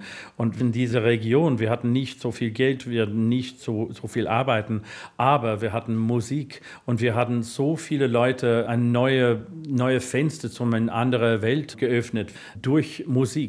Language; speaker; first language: German; non-native, learner; English